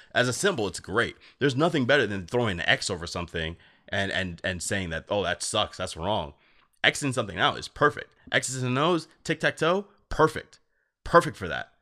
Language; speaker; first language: English; native; English